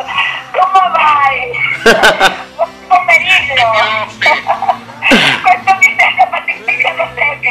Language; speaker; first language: Italian; non-native, learner; Spanish